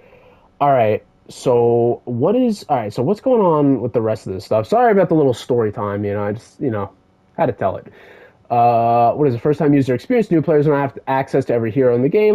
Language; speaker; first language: English; native; English